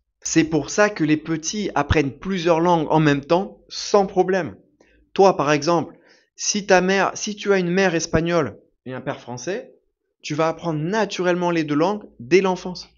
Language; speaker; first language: French; native; French